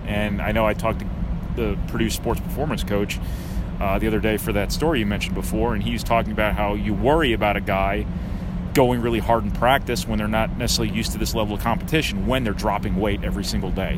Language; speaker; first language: English; native; English